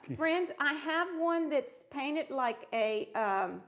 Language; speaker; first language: English; early bilingual, other home language; Spanish